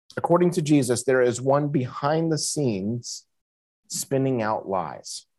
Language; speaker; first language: English; native; English